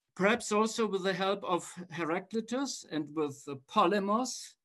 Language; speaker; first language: English; non-native, fluent; German